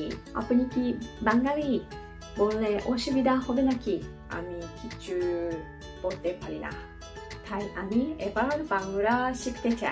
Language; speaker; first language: Bangla; non-native, learner; Japanese